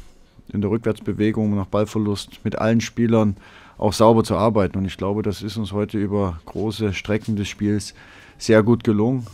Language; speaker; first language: German; native; German